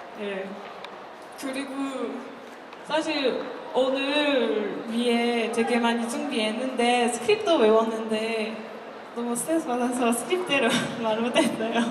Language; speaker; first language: Korean; non-native, learner; French